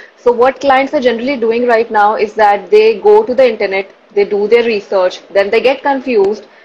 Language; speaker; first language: English; non-native, local second language; Hindi